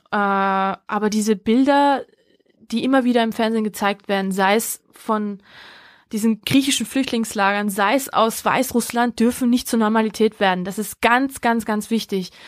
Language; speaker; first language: German; early bilingual, other home language; Georgian